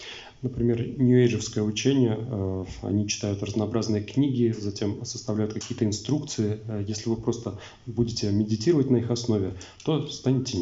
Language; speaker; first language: Russian; native; Russian